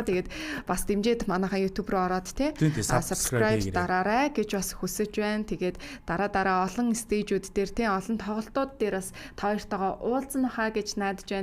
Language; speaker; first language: Mongolian; native; Mongolian